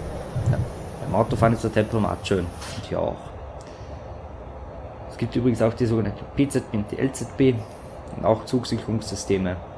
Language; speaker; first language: German; native; German